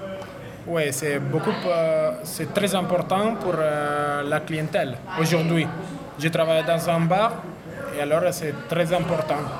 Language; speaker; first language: French; non-native, learner; Italian